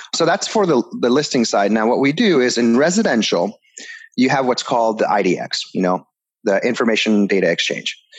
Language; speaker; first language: English; early bilingual, other home language; Spanish